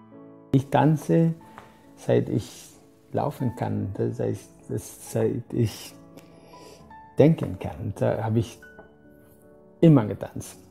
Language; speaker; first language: German; non-native, fluent; Spanish